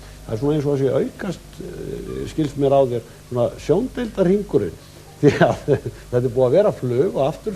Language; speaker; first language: Icelandic; native; Icelandic